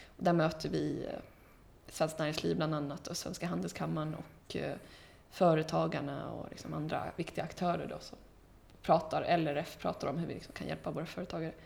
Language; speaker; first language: Swedish; early bilingual, heritage; Swedish